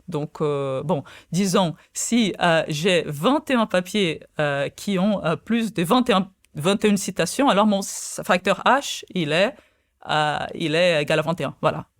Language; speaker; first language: French; non-native, fluent; Portuguese